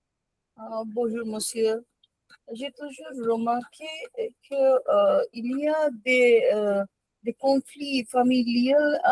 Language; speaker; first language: French; non-native, learner; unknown